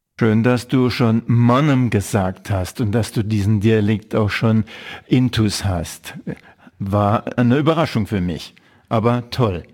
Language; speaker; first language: German; native; German